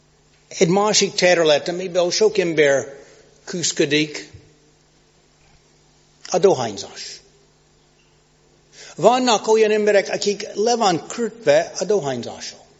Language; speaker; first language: Hungarian; non-native, fluent; English